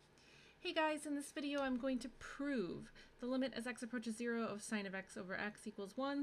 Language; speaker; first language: English; native; English